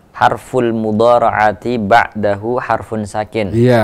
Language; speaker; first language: Arabic; non-native, learner; Indonesian